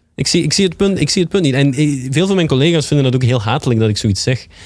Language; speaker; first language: Dutch; native; Dutch